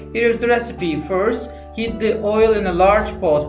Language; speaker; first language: English; non-native, fluent; Turkish